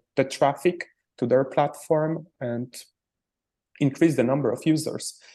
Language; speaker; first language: English; non-native, fluent; Polish